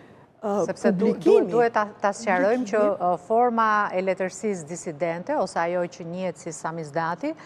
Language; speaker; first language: Albanian; native; Albanian